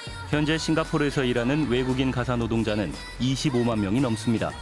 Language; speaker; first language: Korean; native; Korean